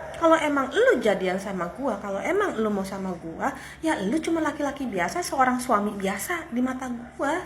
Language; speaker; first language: Indonesian; native; Indonesian